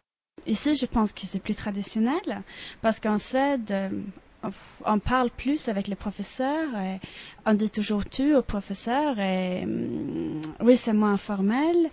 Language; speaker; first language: French; non-native, fluent; Swedish